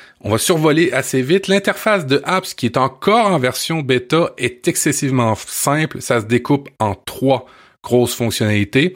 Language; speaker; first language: French; native; French